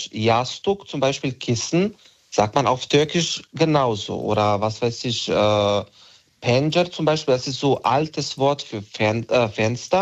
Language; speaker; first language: German; non-native, local second language; Bosnian